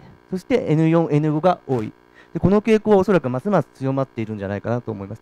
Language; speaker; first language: Japanese; native; Japanese